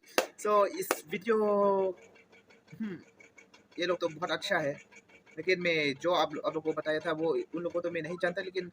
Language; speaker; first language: Hindi; non-native, local second language; Khasi